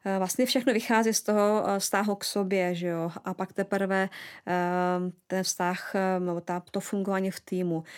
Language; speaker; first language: Czech; non-native, fluent; Russian